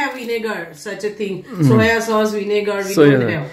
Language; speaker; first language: English; non-native, local second language; Gujarati